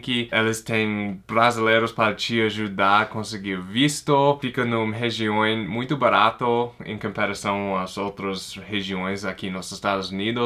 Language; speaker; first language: Portuguese; non-native, fluent; English